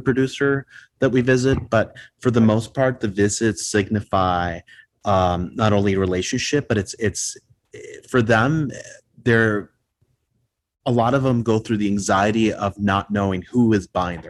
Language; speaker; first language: English; non-native, fluent; Spanish